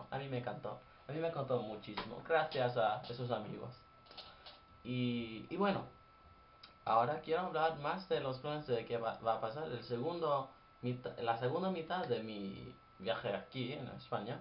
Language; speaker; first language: Spanish; non-native, fluent; English